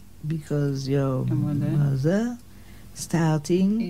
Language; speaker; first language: English; non-native, learner; French